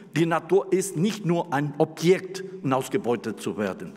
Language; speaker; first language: German; non-native, fluent; Spanish